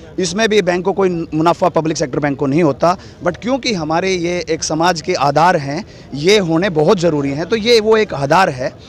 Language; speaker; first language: Hindi; native; Hindi